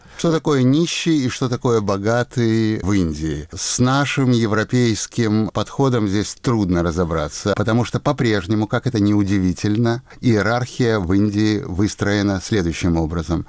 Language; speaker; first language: Russian; native; Russian